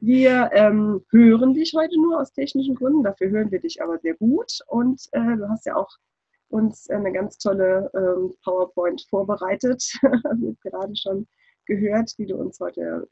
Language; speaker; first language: German; native; German